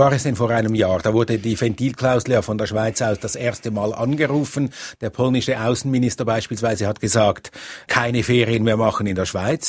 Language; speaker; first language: German; native; German